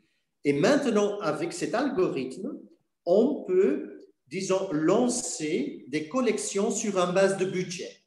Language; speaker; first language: French; non-native, fluent; Dutch